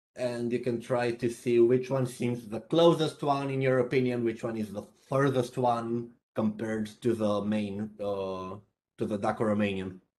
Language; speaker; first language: English; non-native, fluent; Romanian